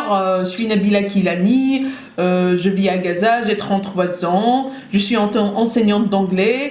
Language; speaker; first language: French; non-native, local second language; Arabic